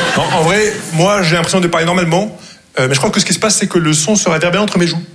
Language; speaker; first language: French; non-native, local second language; Arabic